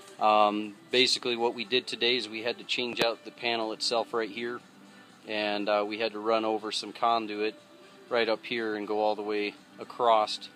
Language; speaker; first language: English; native; English